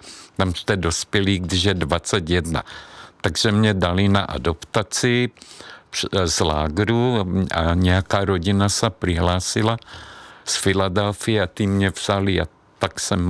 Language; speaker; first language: Czech; non-native, fluent; Hungarian